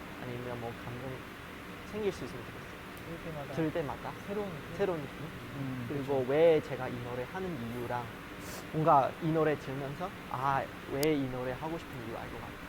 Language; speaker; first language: Korean; non-native, learner; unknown